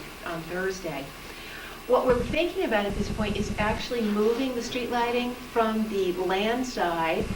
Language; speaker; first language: English; native; English